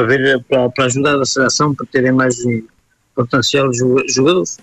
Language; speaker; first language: Portuguese; early bilingual, heritage; Portuguese